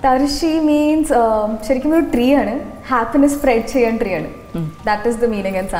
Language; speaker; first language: Malayalam; non-native, local second language; Hindi